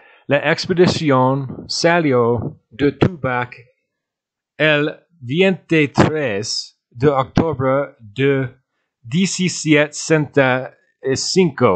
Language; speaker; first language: Spanish; non-native, learner; English